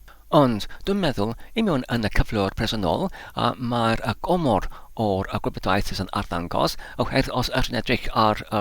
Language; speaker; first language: Welsh; non-native, learner; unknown